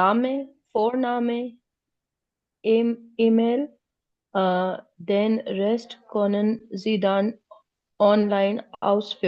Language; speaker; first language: German; non-native, learner; Hindi